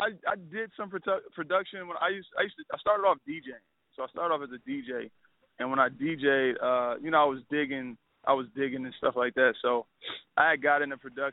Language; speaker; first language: English; native; English